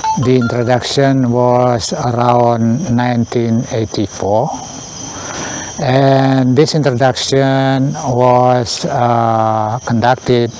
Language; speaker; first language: English; non-native, learner; Indonesian